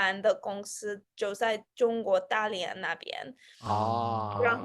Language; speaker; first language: Chinese; non-native, fluent; Russian